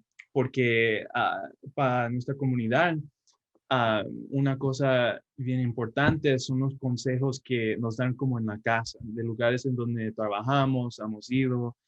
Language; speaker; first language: Spanish; early bilingual, heritage; Spanish